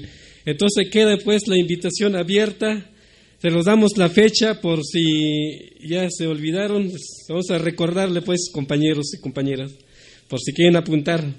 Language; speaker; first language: Spanish; non-native, local second language; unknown